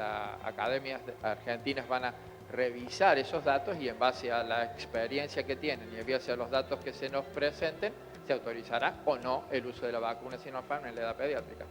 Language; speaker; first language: Spanish; native; Spanish